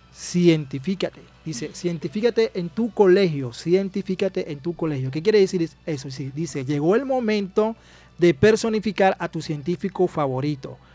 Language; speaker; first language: Spanish; native; Spanish